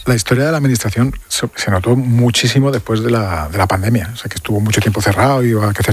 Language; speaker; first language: Spanish; native; Spanish